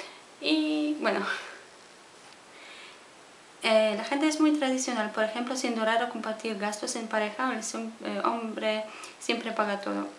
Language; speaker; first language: Spanish; non-native, fluent; Polish